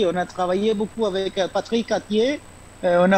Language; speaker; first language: French; non-native, fluent; Spanish